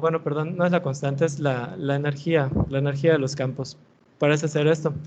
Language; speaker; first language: Spanish; native; Spanish